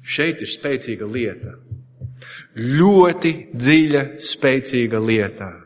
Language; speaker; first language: Latvian; non-native, fluent; English